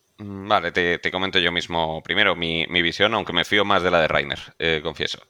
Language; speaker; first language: Spanish; native; Spanish